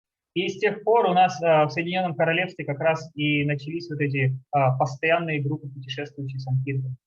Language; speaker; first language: Russian; native; Russian